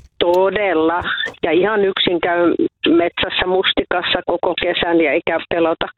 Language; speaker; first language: Finnish; native; Finnish